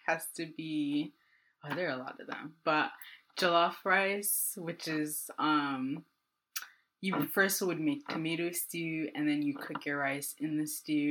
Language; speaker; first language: English; non-native, local second language; Akan